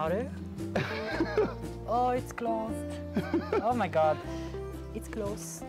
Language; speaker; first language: English; non-native, fluent; Italian